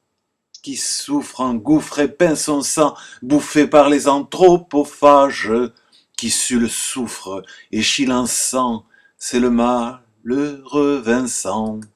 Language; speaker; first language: French; native; French